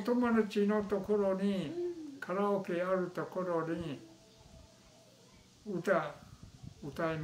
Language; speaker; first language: Japanese; non-native, local second language; Min Nan Chinese